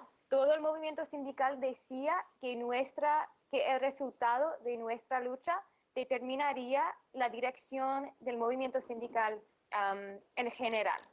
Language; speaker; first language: Spanish; non-native, fluent; English